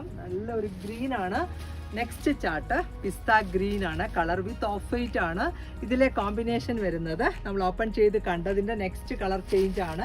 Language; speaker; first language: Malayalam; native; Malayalam